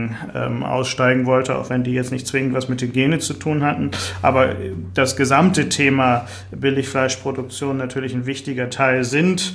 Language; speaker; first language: German; native; German